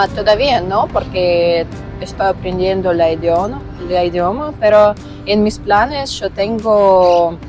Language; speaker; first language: Spanish; non-native, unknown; Russian